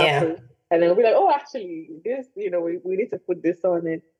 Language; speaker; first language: English; non-native, local second language; Igbo